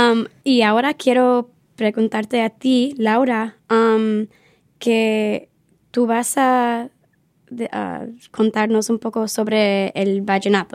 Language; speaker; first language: Spanish; early bilingual, heritage; Spanish